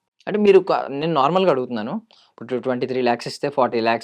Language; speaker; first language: Telugu; native; Telugu